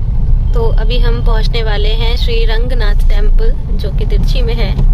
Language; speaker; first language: Hindi; native; Hindi